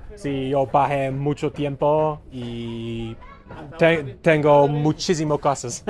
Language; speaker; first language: Spanish; non-native, learner; English